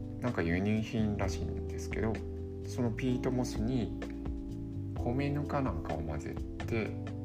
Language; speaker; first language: Japanese; native; Japanese